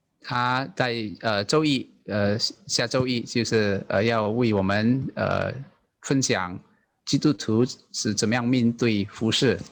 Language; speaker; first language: Chinese; non-native, learner; Indonesian